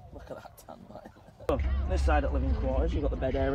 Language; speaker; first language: English; native; English